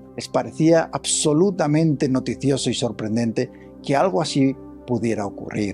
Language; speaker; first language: Spanish; native; Spanish